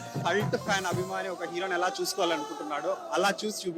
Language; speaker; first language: Telugu; native; Telugu